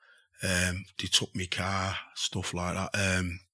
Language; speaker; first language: English; native; English